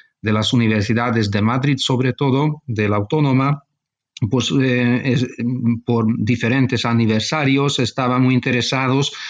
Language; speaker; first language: Spanish; non-native, fluent; Hungarian